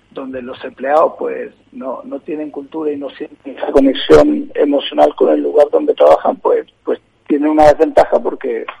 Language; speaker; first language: Spanish; native; Spanish